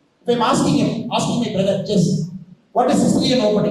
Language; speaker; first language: English; non-native, local second language; Tamil